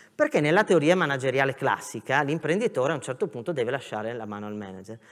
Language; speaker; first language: Italian; native; Italian